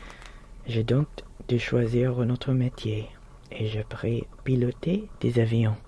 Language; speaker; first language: French; non-native, learner; Filipino